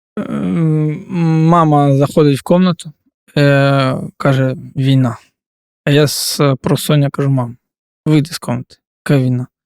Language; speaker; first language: Ukrainian; non-native, local second language; Russian